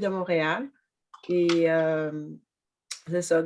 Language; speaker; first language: French; native; French